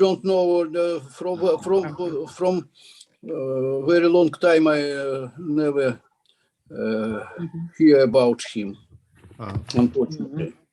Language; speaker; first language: English; non-native, learner; Russian